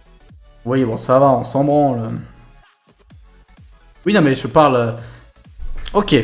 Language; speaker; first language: French; native; French